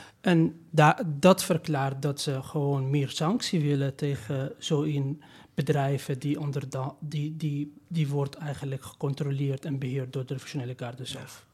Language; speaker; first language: Dutch; non-native, learner; Persian